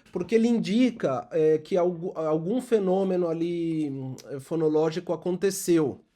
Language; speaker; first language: Portuguese; native; Portuguese